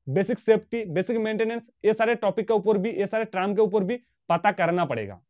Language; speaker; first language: Hindi; non-native, local second language; Bangla